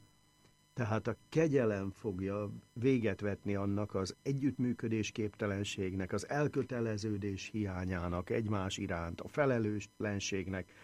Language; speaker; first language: Hungarian; native; Hungarian